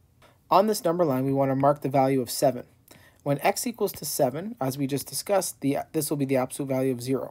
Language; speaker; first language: English; native; English